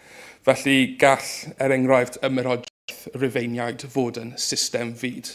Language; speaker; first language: Welsh; native; Welsh